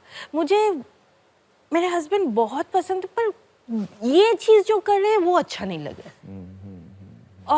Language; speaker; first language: Hindi; non-native, local second language; Bangla